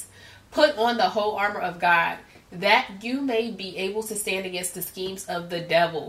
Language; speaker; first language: English; native; English